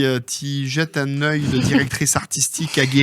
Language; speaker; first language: French; native; French